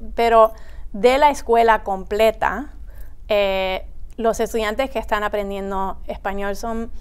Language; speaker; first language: Spanish; early bilingual, heritage; Spanish